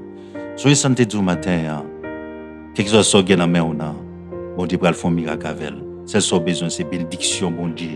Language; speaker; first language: French; non-native, local second language; Haitian Creole